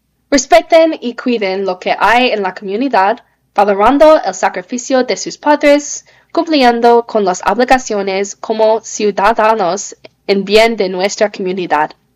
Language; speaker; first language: Spanish; non-native, learner; English